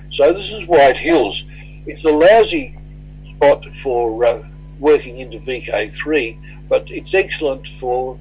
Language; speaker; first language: English; native; English